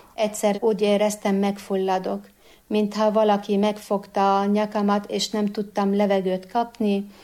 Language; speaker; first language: Hungarian; non-native, fluent; Arabic